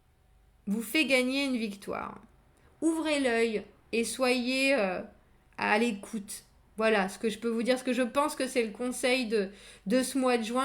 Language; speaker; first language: French; native; French